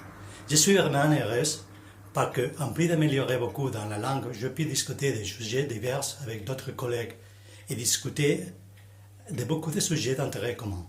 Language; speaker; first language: French; non-native, fluent; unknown